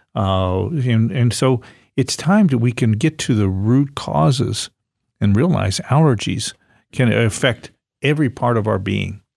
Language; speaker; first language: English; native; English